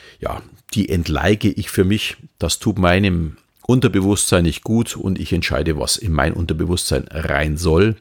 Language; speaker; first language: German; native; German